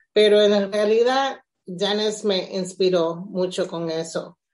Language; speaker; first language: Spanish; early bilingual, heritage; Spanish